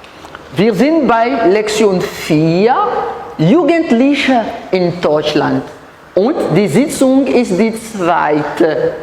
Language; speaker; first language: German; non-native, learner; French